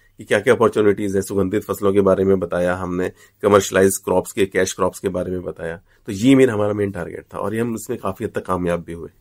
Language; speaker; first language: Hindi; native; Hindi